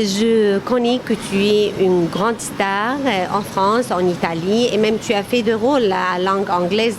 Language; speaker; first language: French; non-native, fluent; Arabic